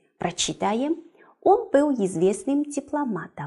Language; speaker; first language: Russian; non-native, fluent; Chinese